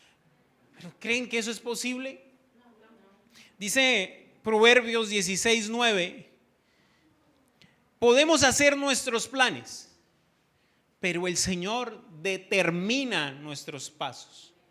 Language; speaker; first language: Spanish; native; Spanish